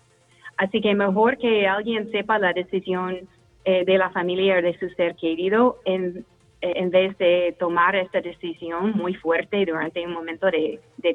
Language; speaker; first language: Spanish; non-native, fluent; English